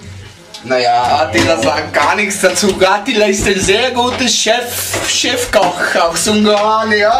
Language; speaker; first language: German; non-native, learner; Hungarian